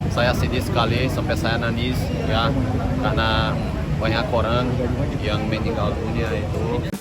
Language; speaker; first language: Indonesian; non-native, fluent; Portuguese